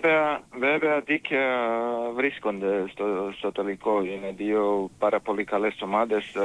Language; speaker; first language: Greek; non-native, fluent; Serbian